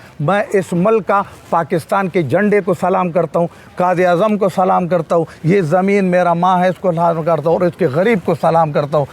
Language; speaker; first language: Urdu; non-native, local second language; Pashto